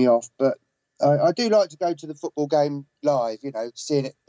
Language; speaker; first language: English; native; English